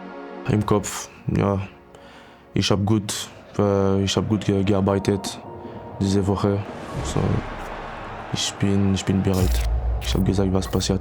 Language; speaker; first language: German; non-native, learner; French